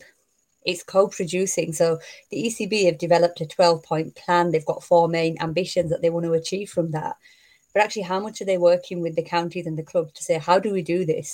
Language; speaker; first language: English; native; English